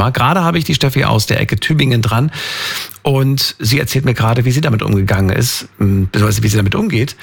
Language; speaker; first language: German; native; German